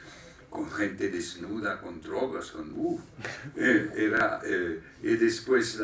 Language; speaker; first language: Spanish; non-native, fluent; French